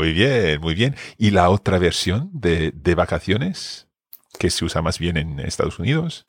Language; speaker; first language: Spanish; non-native, fluent; English